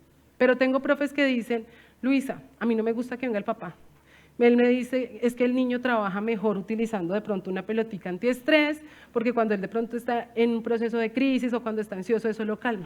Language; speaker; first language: Spanish; native; Spanish